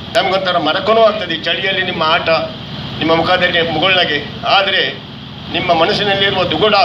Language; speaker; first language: Kannada; non-native, local second language; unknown